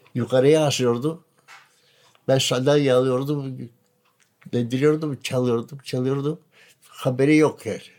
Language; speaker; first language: Turkish; non-native, local second language; Greek